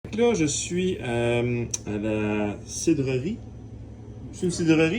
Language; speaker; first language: French; native; French